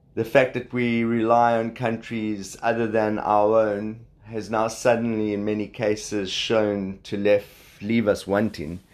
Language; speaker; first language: English; native; English